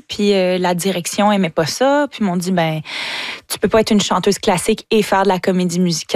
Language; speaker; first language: French; native; French